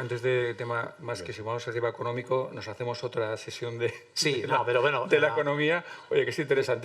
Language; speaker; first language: Spanish; native; Spanish